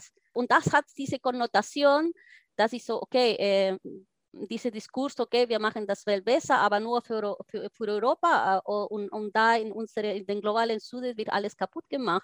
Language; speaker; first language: German; non-native, fluent; Spanish